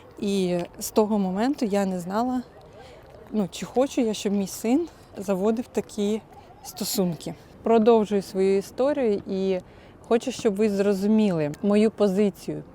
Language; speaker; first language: Ukrainian; non-native, local second language; Russian